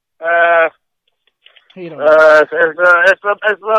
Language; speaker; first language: Spanish; non-native, learner; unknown